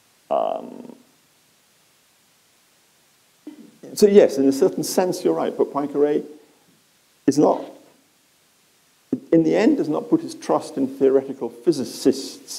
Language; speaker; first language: English; native; English